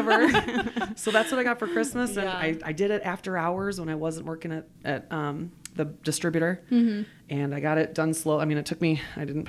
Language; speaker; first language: English; native; English